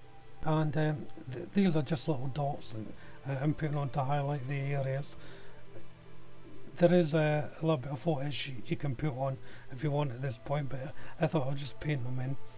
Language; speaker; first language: English; native; English